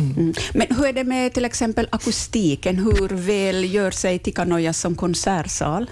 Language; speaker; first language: Swedish; native; Swedish